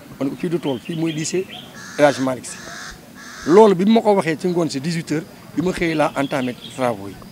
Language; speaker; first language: Wolof; native; Wolof